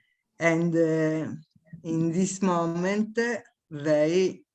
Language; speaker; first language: English; non-native, learner; Italian